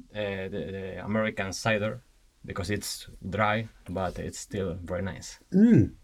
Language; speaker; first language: English; non-native, fluent; Spanish